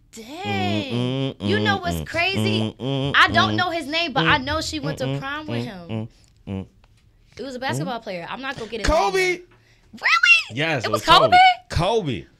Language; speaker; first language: English; native; English